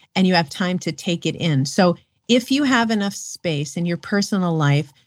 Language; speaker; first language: English; native; English